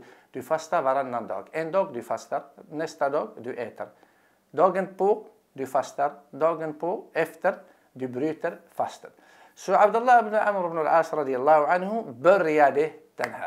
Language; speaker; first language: Swedish; non-native, fluent; Arabic